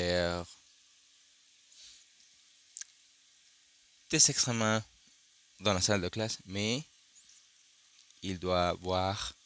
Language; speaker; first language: French; non-native, learner; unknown